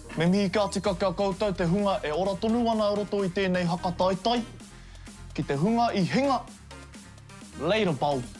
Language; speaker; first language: Māori; native; Māori